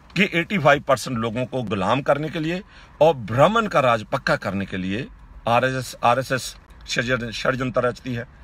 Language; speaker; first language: Hindi; non-native, local second language; Punjabi